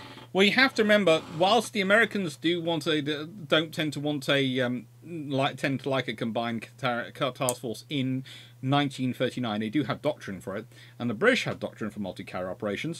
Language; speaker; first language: English; native; English